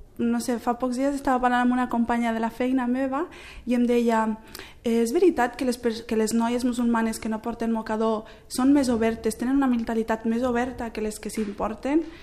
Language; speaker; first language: Catalan; early bilingual, other home language; Arabic